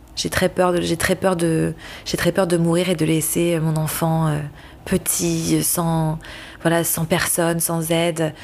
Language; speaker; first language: French; native; French